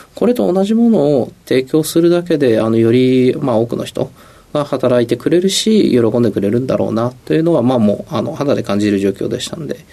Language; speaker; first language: Japanese; native; Japanese